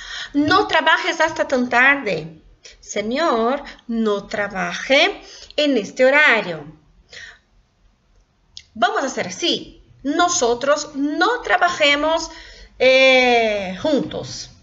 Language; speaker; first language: Spanish; non-native, local second language; Portuguese